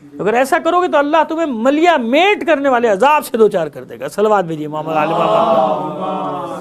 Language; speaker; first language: Urdu; native; Urdu